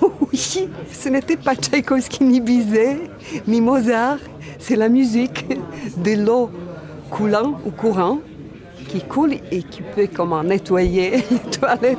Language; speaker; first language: French; non-native, fluent; Bosnian